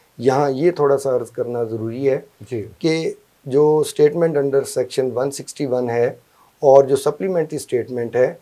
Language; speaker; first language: Urdu; non-native, local second language; Punjabi